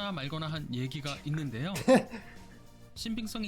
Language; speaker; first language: Korean; native; Korean